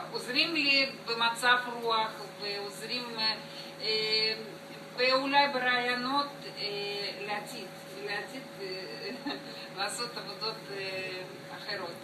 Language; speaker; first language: Hebrew; non-native, learner; Russian